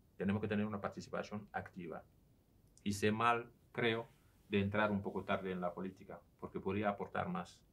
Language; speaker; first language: Spanish; non-native, fluent; Serer